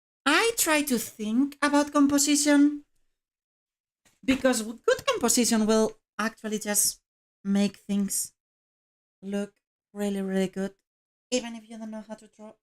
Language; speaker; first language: English; non-native, fluent; Spanish